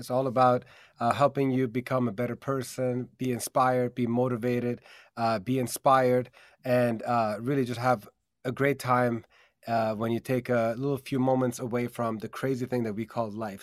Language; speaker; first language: English; native; English